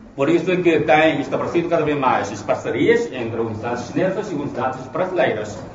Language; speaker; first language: Portuguese; non-native, fluent; Chinese